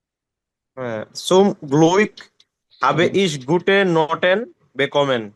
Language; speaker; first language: German; non-native, learner; Bangla